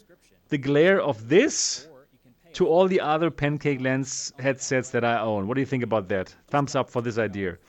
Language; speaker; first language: English; non-native, fluent; German